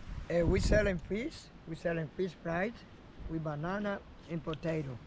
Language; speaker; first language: English; non-native, learner; Spanish